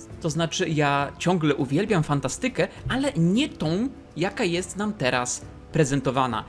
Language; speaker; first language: Polish; native; Polish